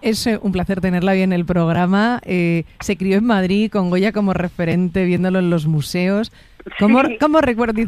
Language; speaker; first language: Spanish; native; Spanish